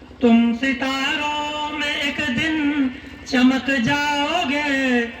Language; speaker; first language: Hindi; native; Hindi